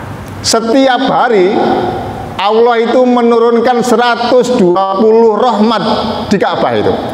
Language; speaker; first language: Indonesian; non-native, local second language; Javanese